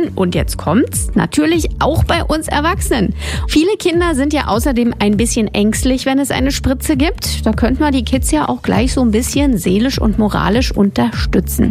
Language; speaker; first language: German; native; German